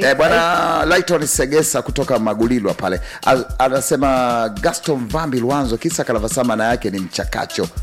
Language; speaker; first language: Swahili; native; Swahili